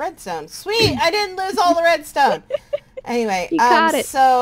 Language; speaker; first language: English; native; English